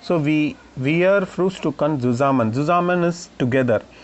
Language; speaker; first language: German; non-native, learner; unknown